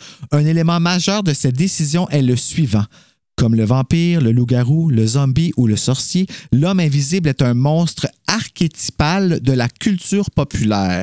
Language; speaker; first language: French; native; French